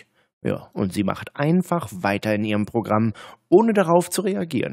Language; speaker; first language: German; native; German